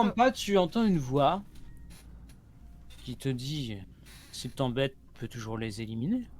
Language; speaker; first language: French; native; French